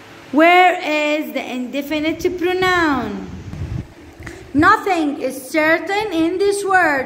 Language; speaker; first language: English; non-native, fluent; Arabic